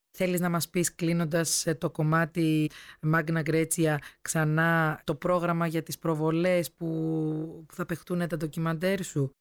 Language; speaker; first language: Greek; native; Greek